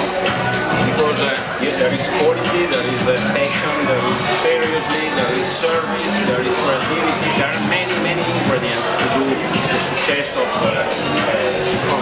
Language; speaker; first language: English; non-native, fluent; Italian